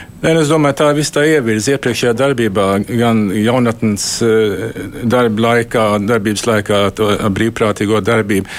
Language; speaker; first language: Latvian; early bilingual, heritage; Latvian